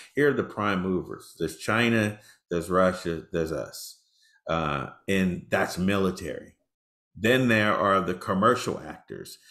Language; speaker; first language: English; native; English